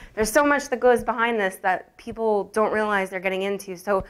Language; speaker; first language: English; native; English